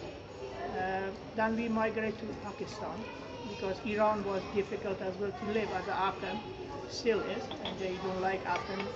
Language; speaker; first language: English; non-native, fluent; Persian